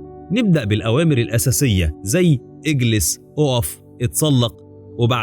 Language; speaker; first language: Arabic; native; Arabic